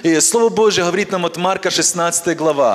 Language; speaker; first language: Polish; non-native, learner; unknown